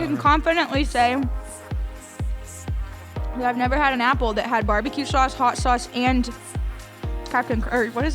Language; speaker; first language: English; native; English